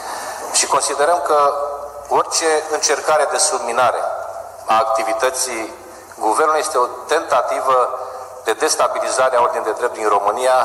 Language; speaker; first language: Romanian; native; Romanian